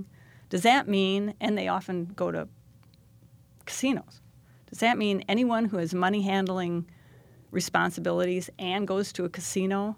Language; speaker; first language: English; native; English